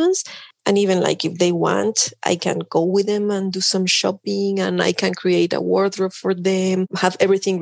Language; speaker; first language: English; non-native, fluent; Spanish